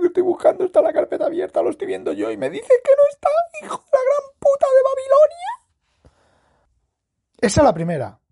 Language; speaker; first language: Spanish; native; Spanish